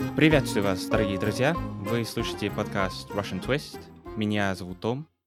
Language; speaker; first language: Russian; non-native, fluent; English